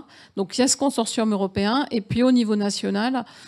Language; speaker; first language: French; native; French